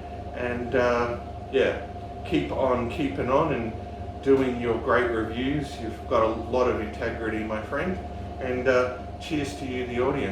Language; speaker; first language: English; native; English